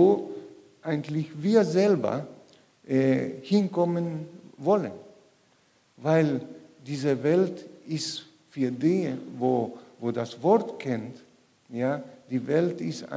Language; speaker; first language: German; non-native, learner; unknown